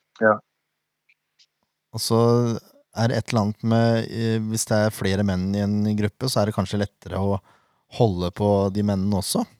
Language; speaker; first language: Norwegian; native; Norwegian